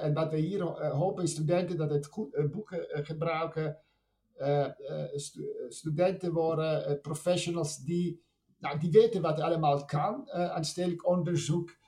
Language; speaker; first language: Dutch; non-native, fluent; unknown